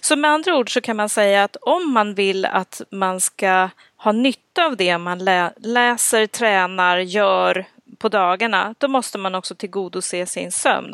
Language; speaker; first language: Swedish; native; Swedish